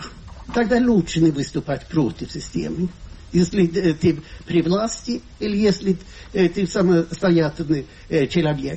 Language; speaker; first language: Russian; non-native, fluent; Swedish